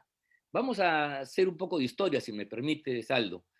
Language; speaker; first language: Spanish; native; Spanish